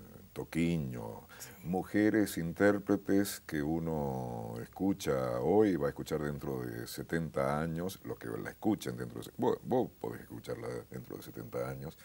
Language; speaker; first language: Spanish; native; Spanish